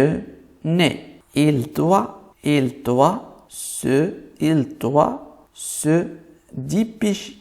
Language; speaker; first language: French; non-native, fluent; Arabic